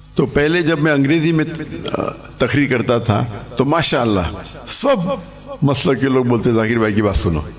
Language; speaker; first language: Urdu; non-native, local second language; English